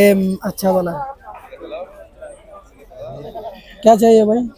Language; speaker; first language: Hindi; non-native, learner; Bangla